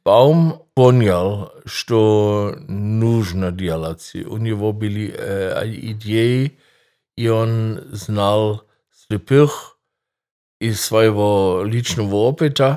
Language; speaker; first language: Russian; non-native, fluent; German